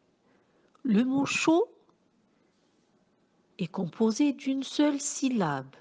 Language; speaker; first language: French; non-native, local second language; Arabic